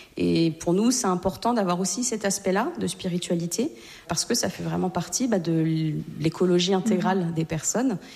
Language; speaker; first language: French; native; French